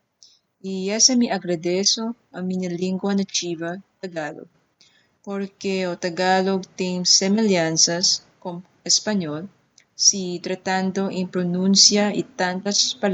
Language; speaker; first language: Portuguese; non-native, fluent; Filipino